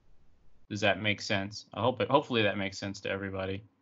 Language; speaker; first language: English; native; English